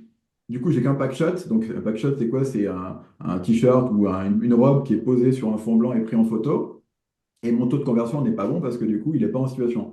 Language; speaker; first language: French; native; French